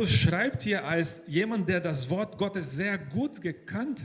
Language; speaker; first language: German; non-native, fluent; Portuguese